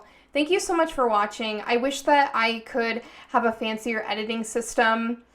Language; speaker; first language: English; native; English